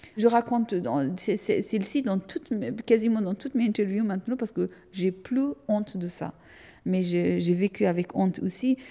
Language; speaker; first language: French; non-native, fluent; Persian